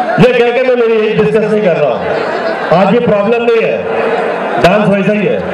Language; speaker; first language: Hindi; native; Hindi